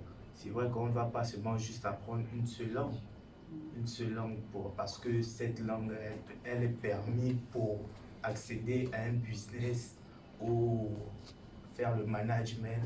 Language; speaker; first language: French; non-native, fluent; Portuguese